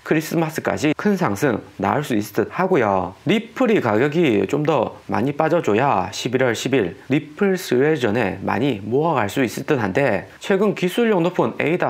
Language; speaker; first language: Korean; native; Korean